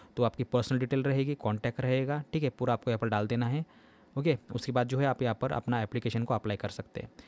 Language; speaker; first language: Hindi; non-native, local second language; Marathi